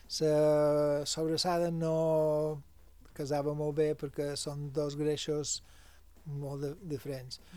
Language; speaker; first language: Catalan; non-native, local second language; English